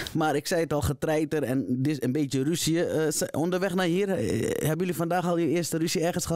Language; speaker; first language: Dutch; native; Dutch